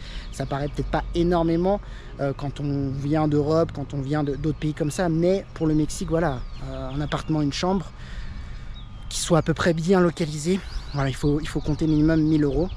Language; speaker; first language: French; native; French